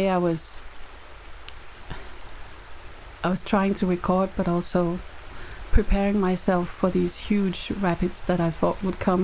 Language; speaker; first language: English; native; English